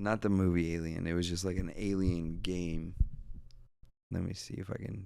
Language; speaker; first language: English; native; English